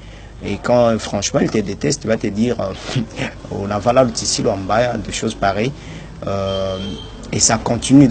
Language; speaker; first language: French; non-native, local second language; Swahili